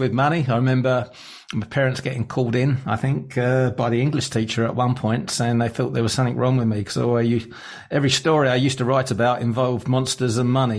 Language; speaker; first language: English; native; English